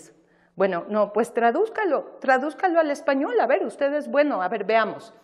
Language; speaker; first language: Spanish; native; Spanish